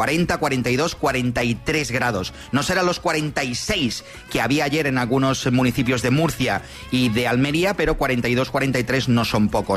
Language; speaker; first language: Spanish; native; Spanish